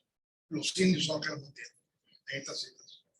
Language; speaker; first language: Spanish; native; Spanish